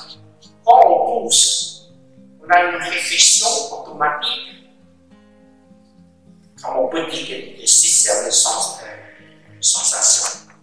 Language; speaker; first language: French; non-native, learner; Chinese